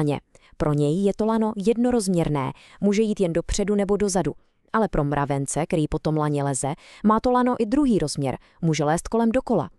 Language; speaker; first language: Czech; native; Czech